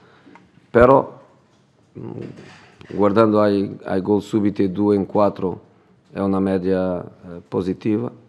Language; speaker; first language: Italian; non-native, fluent; Portuguese